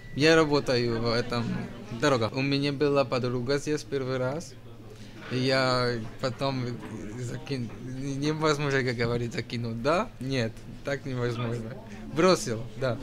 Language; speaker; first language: Russian; non-native, learner; French